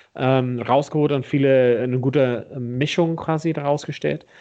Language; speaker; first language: German; non-native, fluent; English